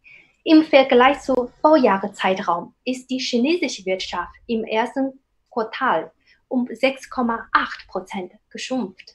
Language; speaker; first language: German; non-native, fluent; Chinese